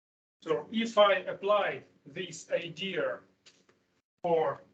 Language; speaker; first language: English; non-native, fluent; Russian